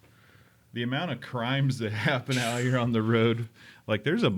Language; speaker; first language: English; native; English